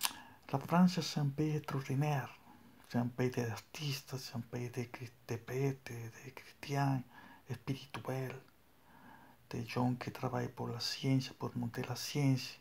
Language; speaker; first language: French; non-native, learner; Spanish